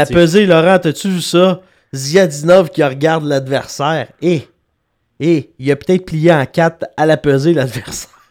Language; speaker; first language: French; native; French